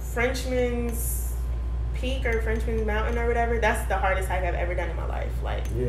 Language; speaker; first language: English; native; English